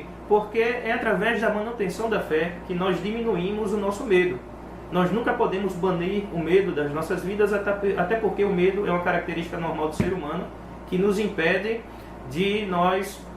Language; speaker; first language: Portuguese; native; Portuguese